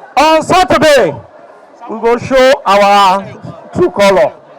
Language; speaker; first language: Nigerian Pidgin; native; Nigerian Pidgin